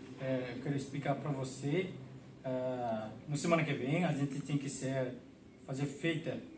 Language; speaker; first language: Portuguese; non-native, local second language; Tetum